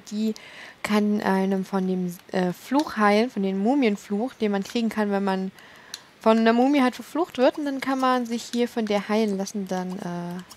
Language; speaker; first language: German; native; German